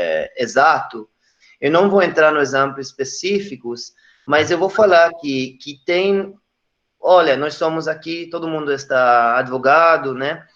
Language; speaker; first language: Portuguese; non-native, fluent; Hebrew